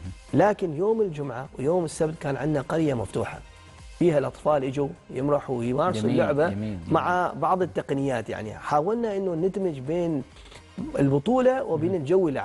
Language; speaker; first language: Arabic; native; Arabic